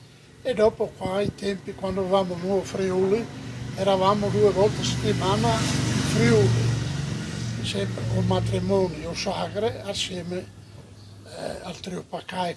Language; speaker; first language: Italian; non-native, local second language; Friulian